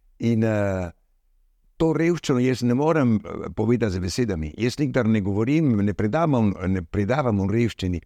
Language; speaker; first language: Slovenian; early bilingual, heritage; Slovenian